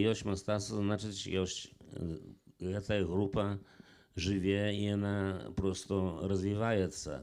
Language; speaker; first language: Polish; non-native, local second language; Belarusian